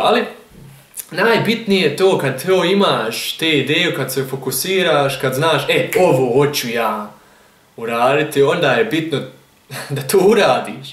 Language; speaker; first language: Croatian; early bilingual, heritage; German